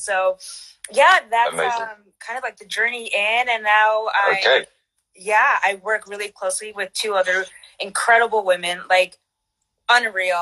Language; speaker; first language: English; native; English